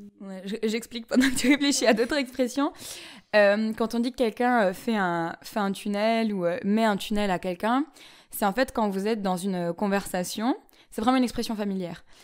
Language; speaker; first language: French; native; French